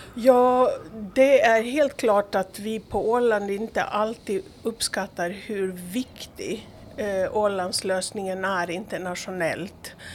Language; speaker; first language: Swedish; non-native, fluent; Greek